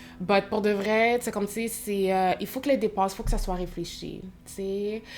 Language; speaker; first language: French; native; French